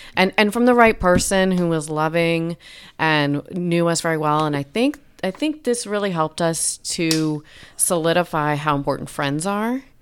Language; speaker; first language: English; native; English